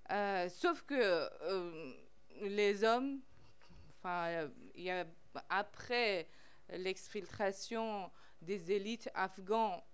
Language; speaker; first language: French; non-native, fluent; Persian